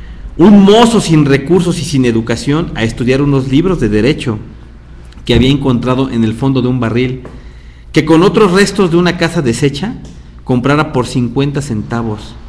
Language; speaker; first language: Spanish; native; Spanish